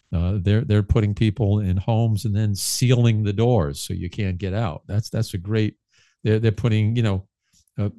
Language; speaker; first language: English; native; English